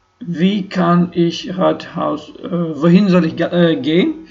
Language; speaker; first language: German; non-native, learner; Ukrainian